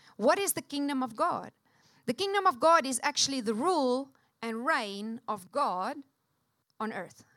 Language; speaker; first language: English; non-native, local second language; Afrikaans